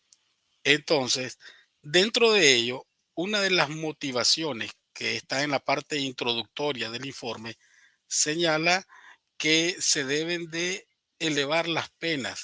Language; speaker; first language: Spanish; native; Spanish